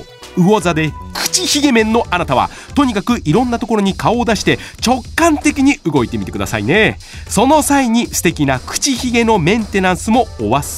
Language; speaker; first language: Japanese; native; Japanese